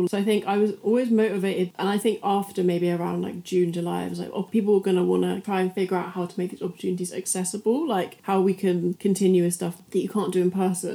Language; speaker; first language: English; native; English